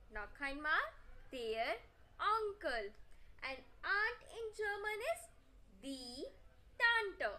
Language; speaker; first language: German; non-native, fluent; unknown